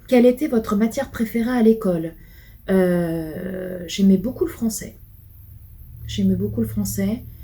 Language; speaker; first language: French; early bilingual, other home language; Portuguese